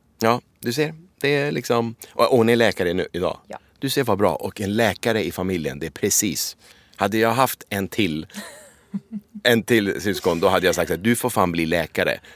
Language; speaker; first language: Swedish; early bilingual, other home language; Persian